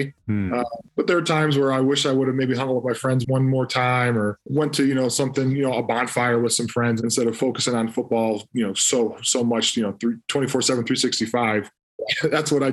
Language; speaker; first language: English; native; English